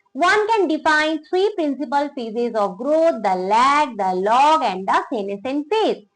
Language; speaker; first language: English; non-native, local second language; Bangla